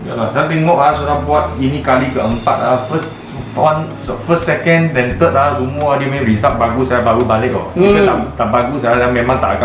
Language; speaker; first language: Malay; non-native, local second language; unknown